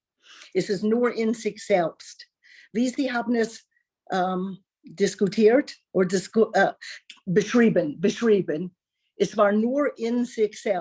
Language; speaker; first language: German; non-native, learner; English